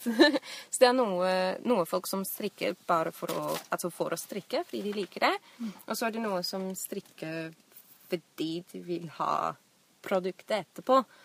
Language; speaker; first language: Norwegian; non-native, fluent; English